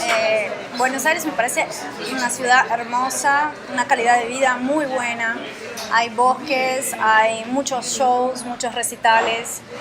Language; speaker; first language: Spanish; non-native, fluent; Portuguese